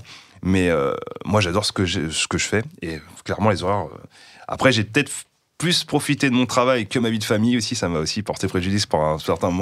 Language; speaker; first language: French; native; French